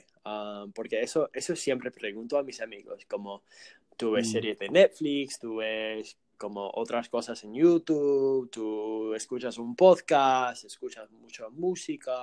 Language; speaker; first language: Spanish; non-native, fluent; English